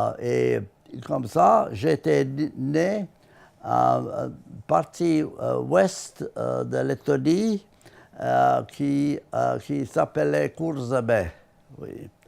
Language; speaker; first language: French; non-native, learner; Latvian